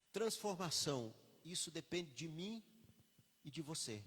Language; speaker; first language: Portuguese; native; Portuguese